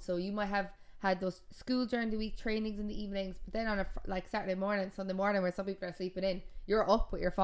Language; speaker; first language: English; native; English